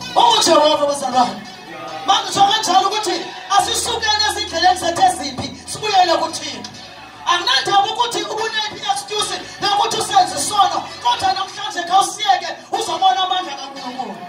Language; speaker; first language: Zulu; non-native, local second language; Xhosa